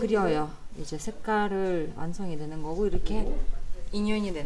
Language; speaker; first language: Korean; non-native, fluent; Uzbek